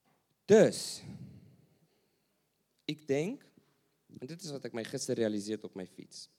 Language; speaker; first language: Dutch; non-native, learner; English